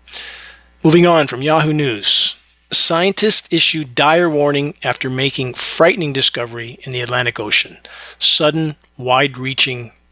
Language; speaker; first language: English; native; English